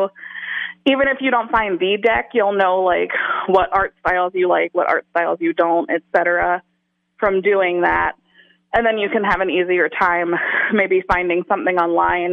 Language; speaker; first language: English; native; English